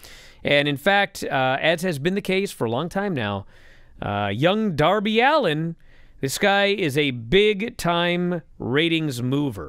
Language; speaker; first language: English; native; English